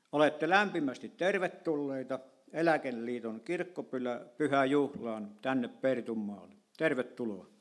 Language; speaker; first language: Finnish; native; Finnish